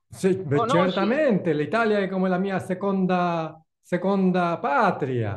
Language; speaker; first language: Italian; non-native, learner; English